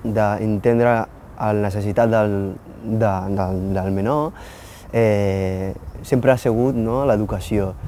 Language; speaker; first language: Catalan; non-native, fluent; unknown